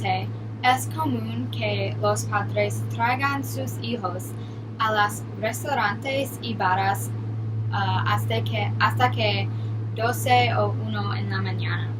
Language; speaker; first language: Spanish; non-native, learner; English